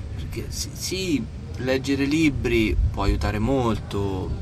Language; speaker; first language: Italian; native; Italian